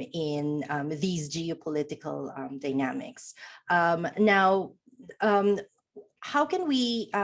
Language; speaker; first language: English; non-native, local second language; Filipino